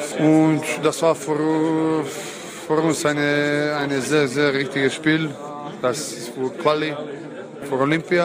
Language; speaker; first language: German; non-native, learner; Croatian